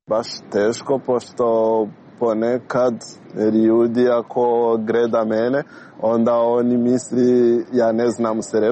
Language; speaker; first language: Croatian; non-native, learner; Rundi